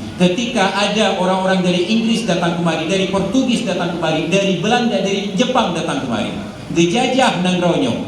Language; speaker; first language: Malay; non-native, local second language; Achinese